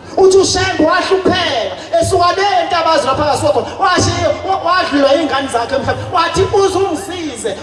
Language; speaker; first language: Zulu; native; Zulu